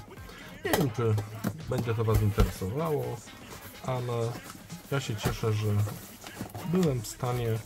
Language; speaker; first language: Polish; native; Polish